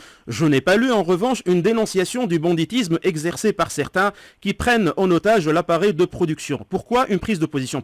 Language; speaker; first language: French; non-native, local second language; Arabic